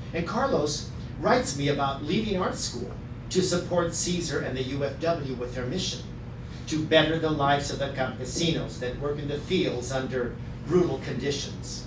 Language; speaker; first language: English; native; English